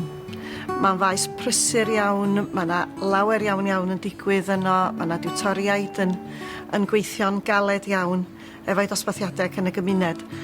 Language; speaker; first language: Welsh; native; Welsh